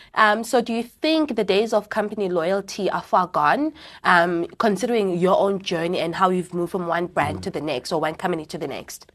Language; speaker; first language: English; non-native, local second language; Xhosa